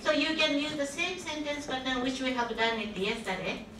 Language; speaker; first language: English; non-native, local second language; Japanese